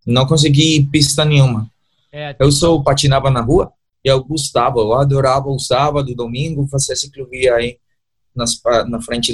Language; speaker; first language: Portuguese; non-native, learner; Spanish